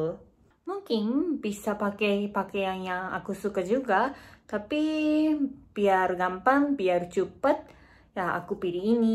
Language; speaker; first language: Indonesian; non-native, learner; Japanese